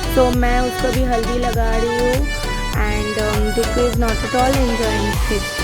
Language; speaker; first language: Hindi; non-native, local second language; Bangla